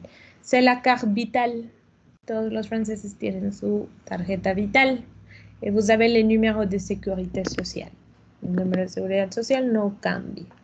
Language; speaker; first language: French; non-native, fluent; Spanish